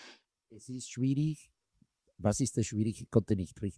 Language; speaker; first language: German; non-native, fluent; Spanish